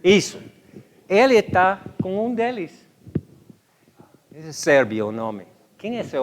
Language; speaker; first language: Portuguese; non-native, fluent; English